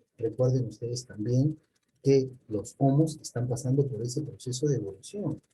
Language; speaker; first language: Spanish; native; Spanish